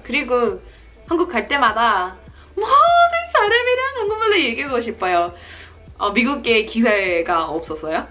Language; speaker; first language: Korean; non-native, learner; English